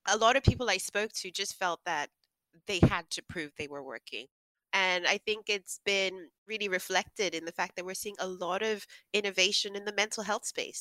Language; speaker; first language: English; non-native, local second language; Yoruba